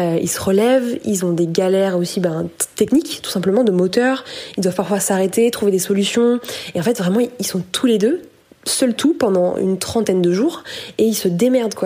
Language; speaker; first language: French; native; French